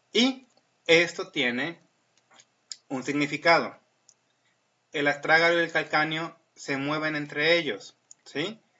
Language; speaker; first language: Spanish; native; Spanish